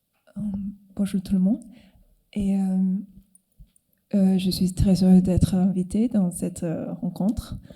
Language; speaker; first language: French; non-native, fluent; Cantonese